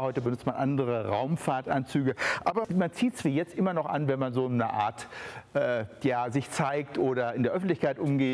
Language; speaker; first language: German; native; German